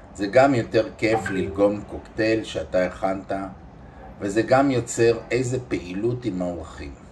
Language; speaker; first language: Hebrew; native; Hebrew